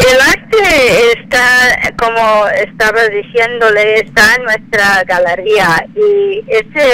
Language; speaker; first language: Spanish; non-native, fluent; English